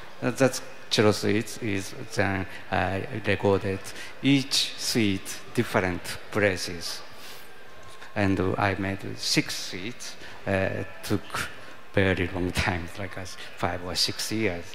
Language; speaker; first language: English; non-native, learner; Japanese